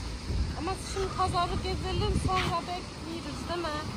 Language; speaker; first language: Turkish; early bilingual, heritage; Turkish